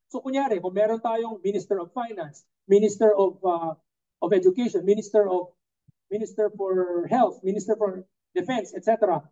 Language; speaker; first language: English; non-native, local second language; Cebuano